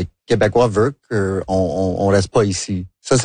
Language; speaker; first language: French; non-native, local second language; English